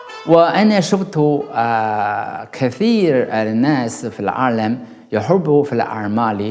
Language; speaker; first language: Arabic; non-native, learner; Chinese